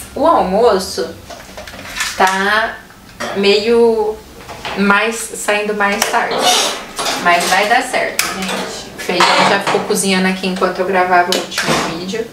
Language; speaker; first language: Portuguese; native; Portuguese